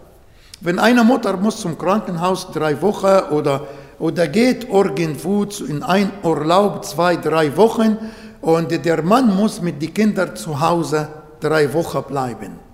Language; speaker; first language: German; non-native, learner; Arabic